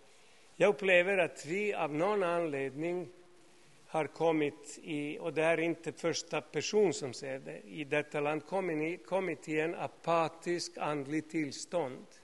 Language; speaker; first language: Swedish; non-native, fluent; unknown